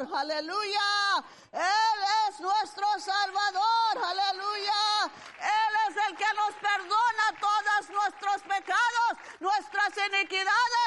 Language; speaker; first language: Spanish; early bilingual, heritage; Spanish